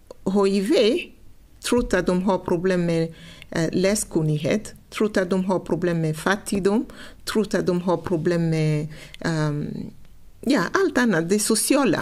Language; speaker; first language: Swedish; non-native, fluent; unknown